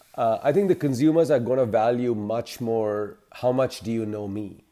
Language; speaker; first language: English; non-native, local second language; Hindi